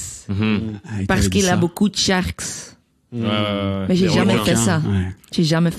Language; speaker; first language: French; non-native, learner; Dutch